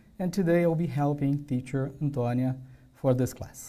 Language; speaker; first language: English; non-native, fluent; Portuguese